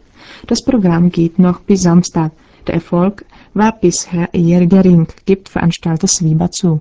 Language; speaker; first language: German; native; German